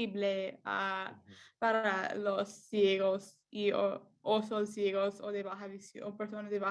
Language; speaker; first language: Spanish; non-native, learner; English